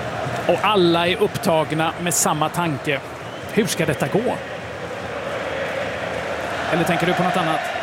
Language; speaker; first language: Swedish; native; Swedish